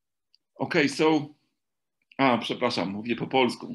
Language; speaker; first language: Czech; non-native, learner; Polish